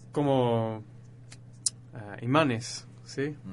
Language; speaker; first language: Spanish; non-native, fluent; English